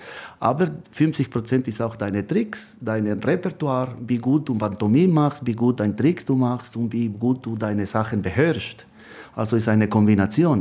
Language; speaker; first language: German; non-native, fluent; Spanish